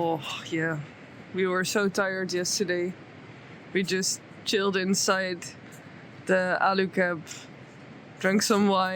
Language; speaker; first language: English; non-native, fluent; Dutch